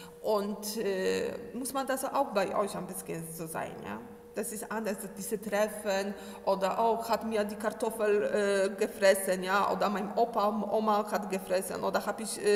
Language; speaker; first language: German; non-native, learner; Polish